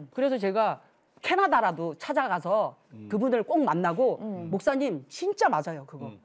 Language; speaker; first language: Korean; native; Korean